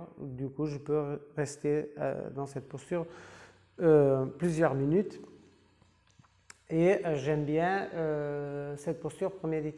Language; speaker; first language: French; non-native, fluent; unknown